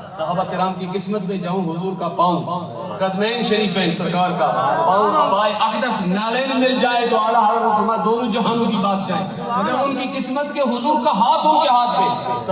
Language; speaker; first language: Urdu; non-native, local second language; Sindhi